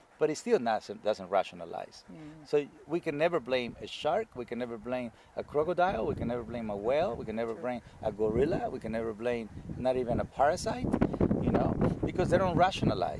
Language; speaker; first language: English; non-native, fluent; Spanish